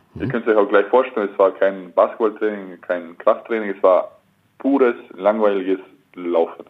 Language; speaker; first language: German; early bilingual, other home language; Bosnian